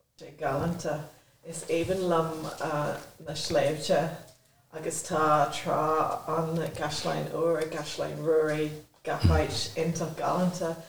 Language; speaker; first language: Irish; non-native, local second language; English